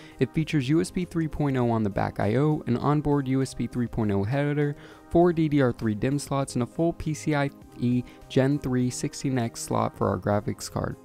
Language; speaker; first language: English; native; English